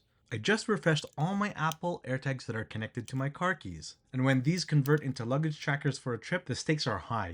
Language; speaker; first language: English; native; English